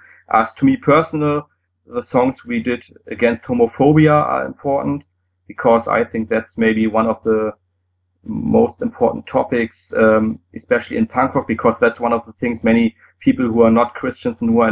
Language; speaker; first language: English; non-native, fluent; German